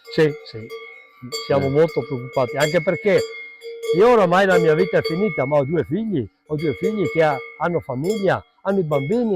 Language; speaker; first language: Italian; non-native, local second language; Venetian